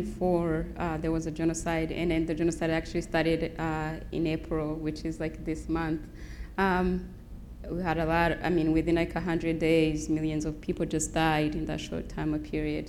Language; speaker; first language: English; non-native, local second language; Kinyarwanda